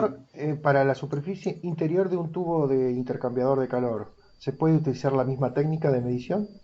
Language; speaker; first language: Spanish; native; Spanish